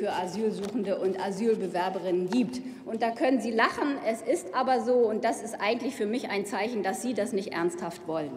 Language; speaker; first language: German; native; German